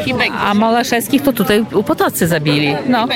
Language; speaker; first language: Polish; non-native, local second language; Belarusian